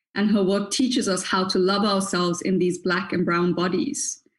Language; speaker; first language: English; native; English